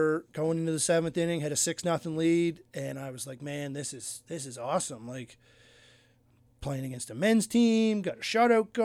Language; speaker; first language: English; native; English